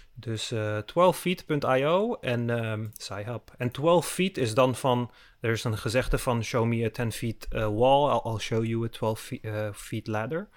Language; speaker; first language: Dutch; early bilingual, other home language; Turkish